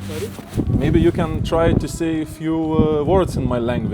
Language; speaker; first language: English; non-native, learner; Lithuanian